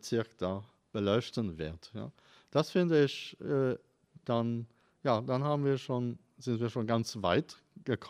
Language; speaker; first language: German; non-native, fluent; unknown